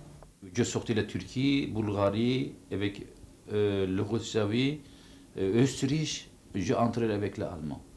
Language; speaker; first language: French; non-native, local second language; Turkish